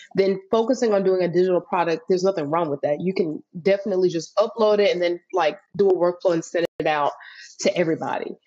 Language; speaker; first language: English; native; English